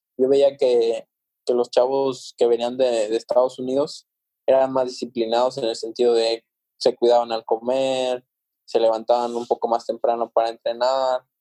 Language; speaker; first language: Spanish; native; Spanish